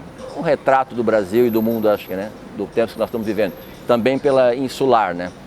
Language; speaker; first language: Portuguese; native; Portuguese